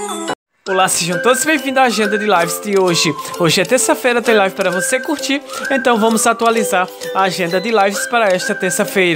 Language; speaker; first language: Portuguese; native; Portuguese